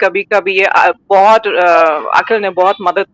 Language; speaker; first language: Hindi; non-native, fluent; German